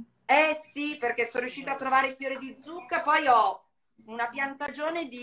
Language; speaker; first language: Italian; native; Italian